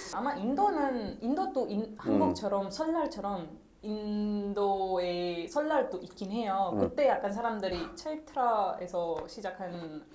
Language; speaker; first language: Korean; non-native, fluent; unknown